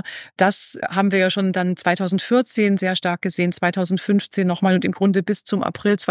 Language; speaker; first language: German; native; German